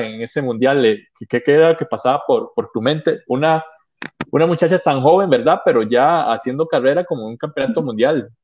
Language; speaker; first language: Spanish; native; Spanish